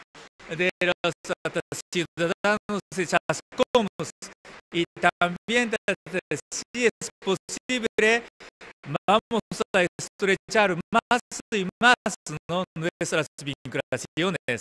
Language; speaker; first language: Spanish; non-native, learner; Japanese